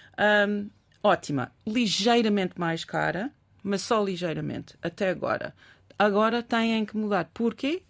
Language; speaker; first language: Portuguese; non-native, fluent; English